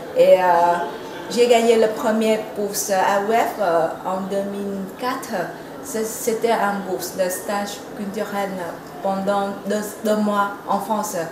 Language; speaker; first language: French; non-native, fluent; Vietnamese